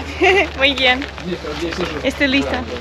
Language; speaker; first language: Spanish; non-native, learner; Russian